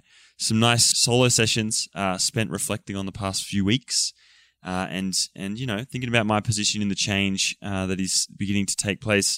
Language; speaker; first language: English; native; English